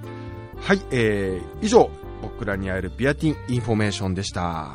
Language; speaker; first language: Japanese; native; Japanese